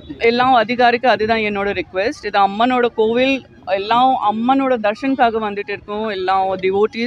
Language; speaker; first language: Tamil; non-native, local second language; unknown